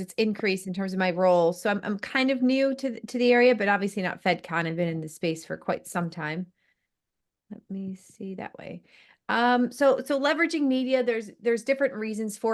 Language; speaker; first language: English; native; English